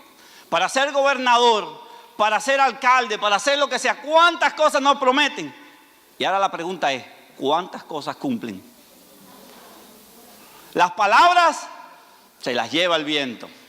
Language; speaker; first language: Spanish; native; Spanish